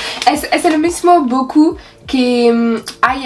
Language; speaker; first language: Spanish; non-native, learner; French